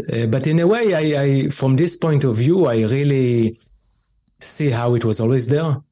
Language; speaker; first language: English; non-native, fluent; Hebrew